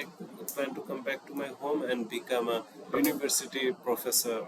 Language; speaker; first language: English; non-native, fluent; Bangla